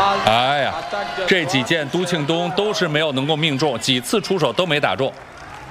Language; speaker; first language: Chinese; native; Chinese